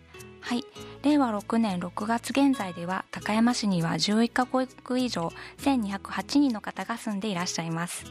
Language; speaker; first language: Japanese; native; Japanese